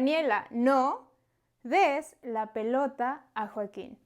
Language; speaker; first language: Spanish; native; Spanish